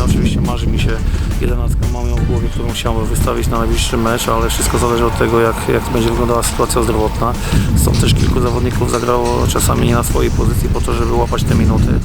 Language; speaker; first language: Polish; native; Polish